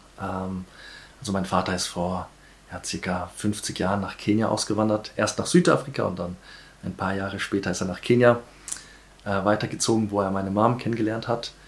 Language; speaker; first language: German; early bilingual, heritage; German